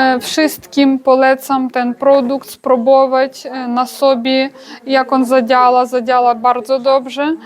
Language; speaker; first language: Polish; non-native, learner; Ukrainian